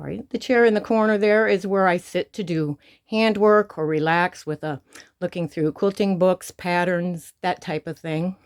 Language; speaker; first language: English; native; English